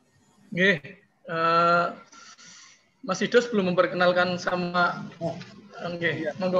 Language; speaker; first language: Indonesian; native; Indonesian